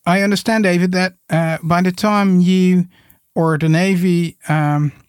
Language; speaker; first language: English; non-native, fluent; Dutch